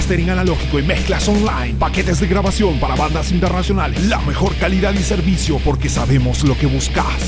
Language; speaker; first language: Spanish; native; Spanish